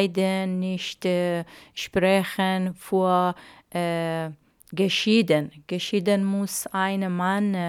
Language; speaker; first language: German; non-native, learner; Arabic